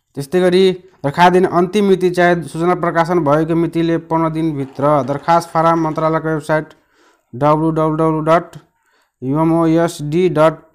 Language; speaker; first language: Nepali; non-native, local second language; Maithili